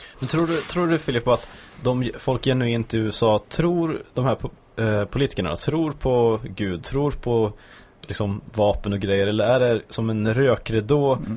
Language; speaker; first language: Swedish; native; Swedish